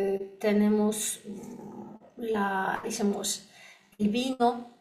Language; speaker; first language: Spanish; non-native, learner; Polish